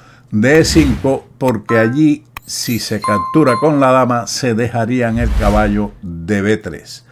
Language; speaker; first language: Spanish; native; Spanish